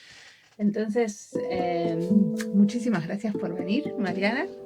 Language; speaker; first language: Spanish; native; Spanish